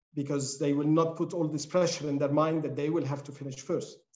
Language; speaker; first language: English; non-native, fluent; Arabic